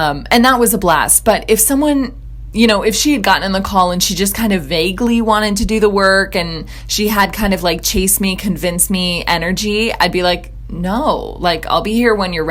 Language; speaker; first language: English; native; English